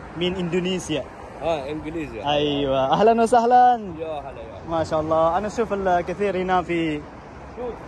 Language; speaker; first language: Arabic; non-native, learner; Indonesian